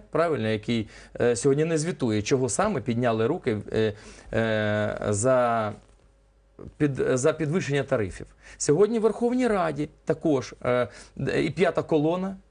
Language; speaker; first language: Ukrainian; non-native, local second language; Russian